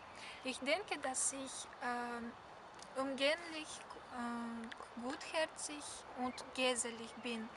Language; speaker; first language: German; non-native, learner; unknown